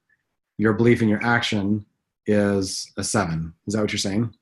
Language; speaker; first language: English; native; English